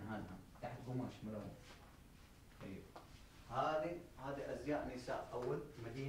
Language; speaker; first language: Arabic; non-native, learner; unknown